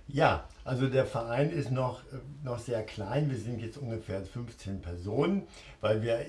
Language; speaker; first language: German; native; German